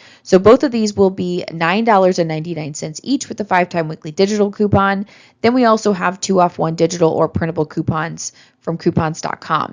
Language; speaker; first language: English; native; English